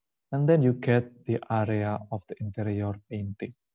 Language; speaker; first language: English; non-native, fluent; Indonesian